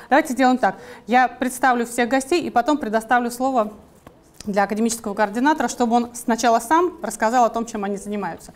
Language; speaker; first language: Russian; native; Russian